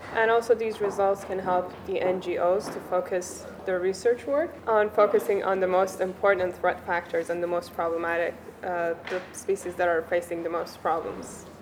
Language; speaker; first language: English; non-native, fluent; Persian